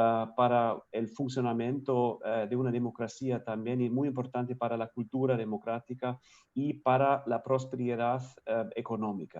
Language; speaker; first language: Spanish; non-native, fluent; German